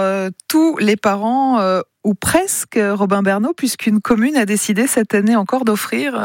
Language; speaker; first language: French; native; French